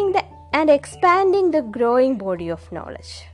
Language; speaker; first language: English; non-native, local second language; Malayalam